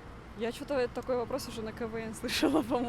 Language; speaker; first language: Russian; native; Russian